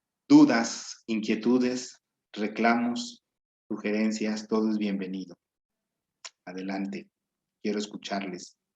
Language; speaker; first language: Spanish; native; Spanish